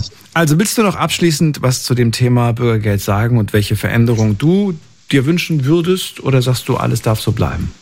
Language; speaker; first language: German; native; German